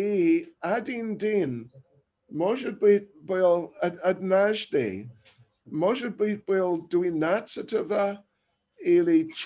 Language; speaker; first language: Russian; non-native, learner; English